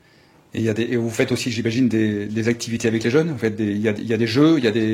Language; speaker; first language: French; native; French